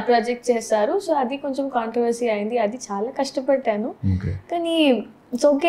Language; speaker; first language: Telugu; non-native, learner; Tamil